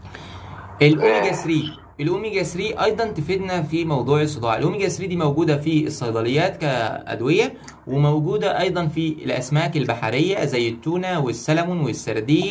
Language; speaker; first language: Arabic; native; Arabic